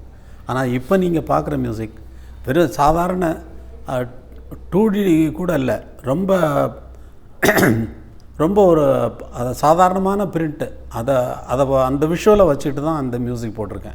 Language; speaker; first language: Tamil; native; Tamil